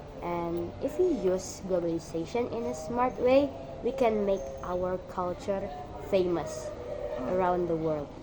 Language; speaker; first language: English; non-native, learner; Indonesian